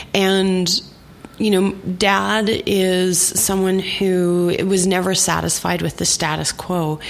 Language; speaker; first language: English; native; English